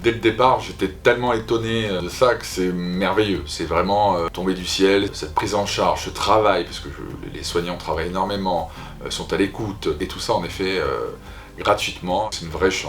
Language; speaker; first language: French; native; French